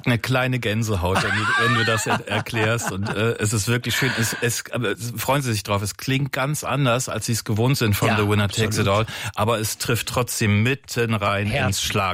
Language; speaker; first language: German; native; German